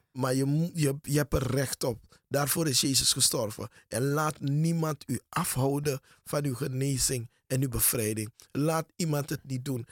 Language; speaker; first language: Dutch; native; Dutch